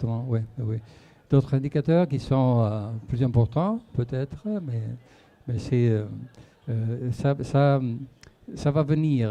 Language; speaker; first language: French; non-native, fluent; Spanish